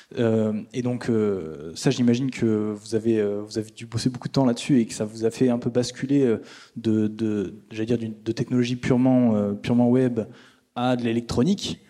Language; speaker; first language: French; native; French